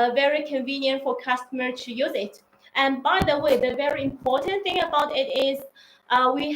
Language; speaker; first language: English; non-native, learner; Chinese